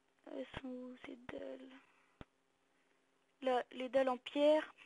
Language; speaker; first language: French; native; French